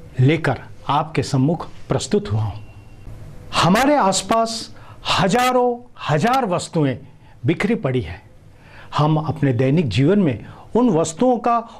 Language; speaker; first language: Hindi; non-native, local second language; Marathi